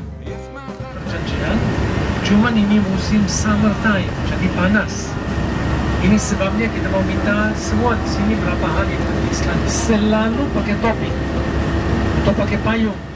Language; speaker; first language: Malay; non-native, fluent; Hebrew